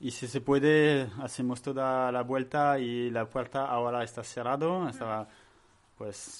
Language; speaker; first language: Spanish; non-native, learner; French